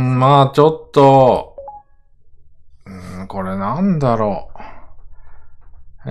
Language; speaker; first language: Japanese; native; Japanese